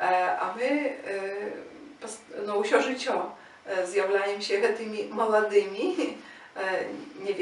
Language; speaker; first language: Polish; non-native, learner; Ukrainian